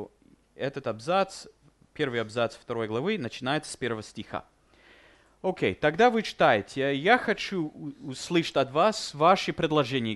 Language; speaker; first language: Russian; non-native, fluent; English